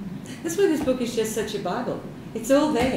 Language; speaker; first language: English; native; English